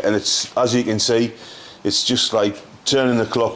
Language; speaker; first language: English; native; English